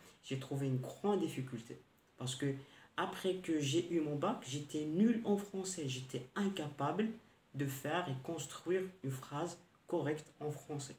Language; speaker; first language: French; non-native, local second language; Arabic